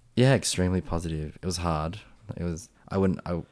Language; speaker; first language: English; non-native, local second language; Vietnamese